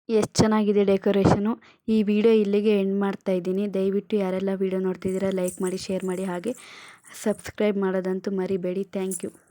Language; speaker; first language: Kannada; non-native, local second language; Lambadi